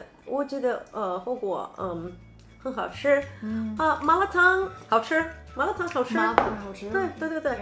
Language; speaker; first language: Chinese; non-native, learner; English